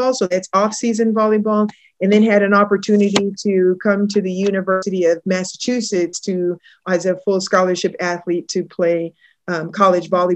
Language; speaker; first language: English; native; English